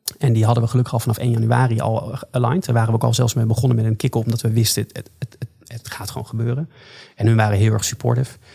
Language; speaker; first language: Dutch; native; Dutch